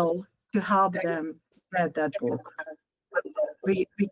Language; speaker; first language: English; non-native, learner; Hungarian